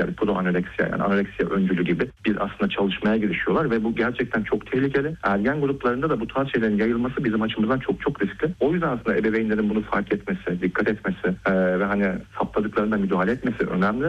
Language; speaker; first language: Turkish; native; Turkish